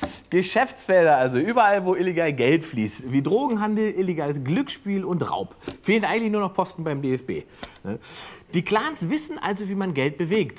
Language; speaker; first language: German; native; German